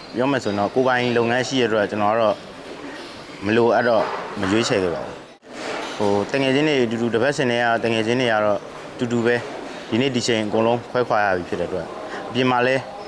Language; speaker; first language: Burmese; native; Burmese